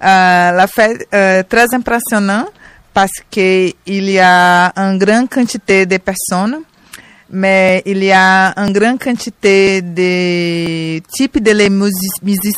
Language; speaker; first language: French; non-native, learner; Portuguese